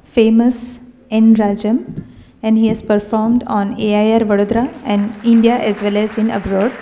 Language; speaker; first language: English; non-native, local second language; Gujarati